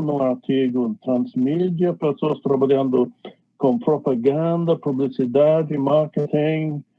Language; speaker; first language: Portuguese; non-native, fluent; English